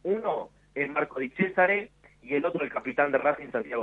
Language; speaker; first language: Spanish; native; Spanish